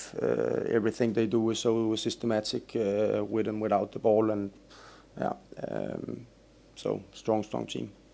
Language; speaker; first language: English; non-native, fluent; Danish